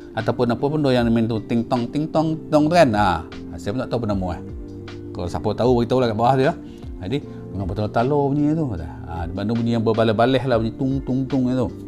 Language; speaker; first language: Malay; native; Malay